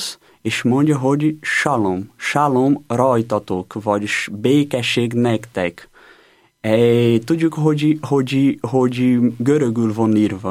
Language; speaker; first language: Hungarian; non-native, learner; Portuguese